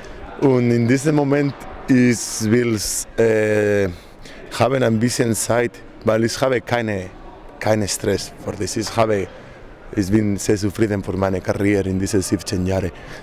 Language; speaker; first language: German; non-native, learner; Spanish